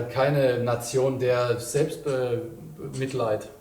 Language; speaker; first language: German; native; German